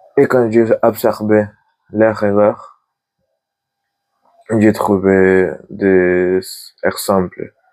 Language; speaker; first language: French; non-native, learner; Spanish